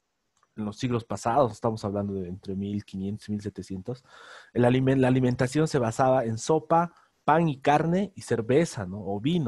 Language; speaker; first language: Spanish; native; Spanish